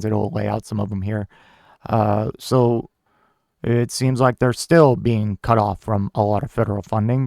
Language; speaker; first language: English; native; English